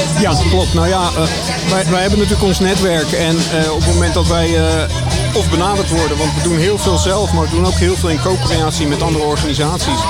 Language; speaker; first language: Dutch; native; Dutch